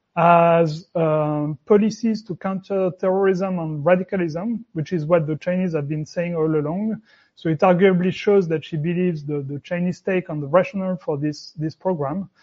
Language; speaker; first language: English; non-native, fluent; French